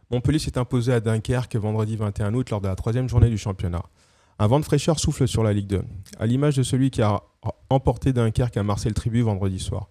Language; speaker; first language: French; native; French